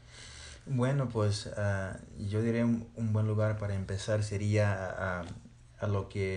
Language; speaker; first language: Spanish; early bilingual, heritage; Spanish